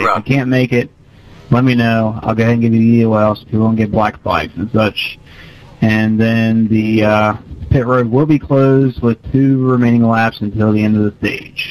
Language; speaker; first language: English; native; English